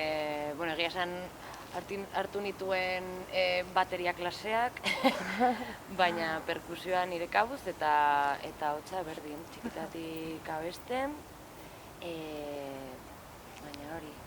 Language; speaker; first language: Basque; non-native, local second language; Spanish